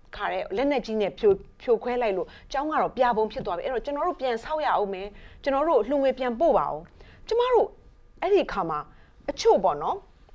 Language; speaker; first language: Burmese; native; Burmese